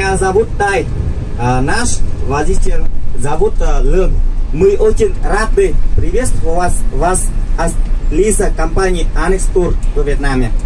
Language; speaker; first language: Russian; non-native, learner; Vietnamese